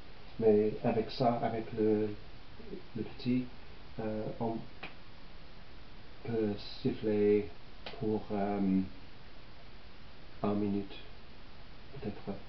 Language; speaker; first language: French; non-native, learner; English